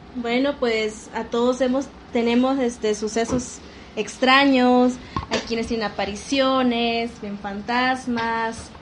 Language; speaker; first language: Spanish; native; Spanish